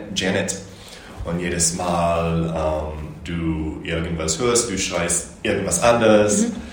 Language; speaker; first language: German; non-native, learner; English